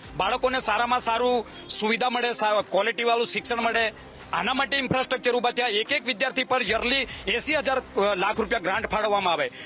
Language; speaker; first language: Gujarati; native; Gujarati